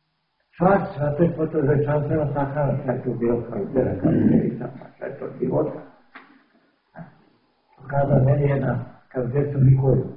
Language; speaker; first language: Serbian; native; Serbian